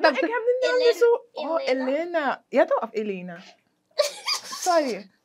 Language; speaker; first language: Dutch; native; Dutch